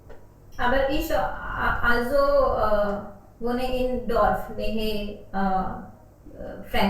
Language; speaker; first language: German; non-native, learner; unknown